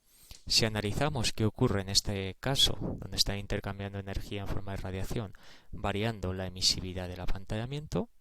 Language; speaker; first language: Spanish; native; Spanish